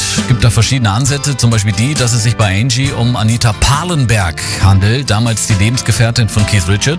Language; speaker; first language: German; native; German